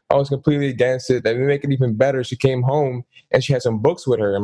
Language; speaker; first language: English; non-native, fluent; Dutch